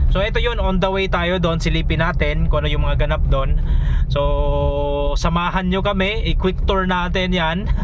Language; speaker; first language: Filipino; non-native, local second language; Cebuano